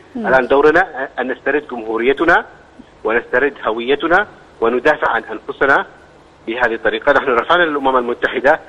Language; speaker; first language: Arabic; native; Arabic